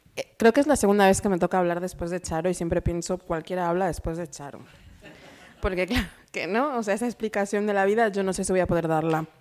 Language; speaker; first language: Spanish; native; Spanish